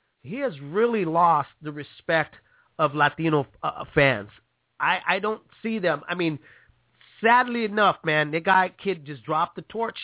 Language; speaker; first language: English; native; English